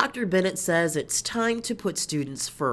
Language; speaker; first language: English; native; English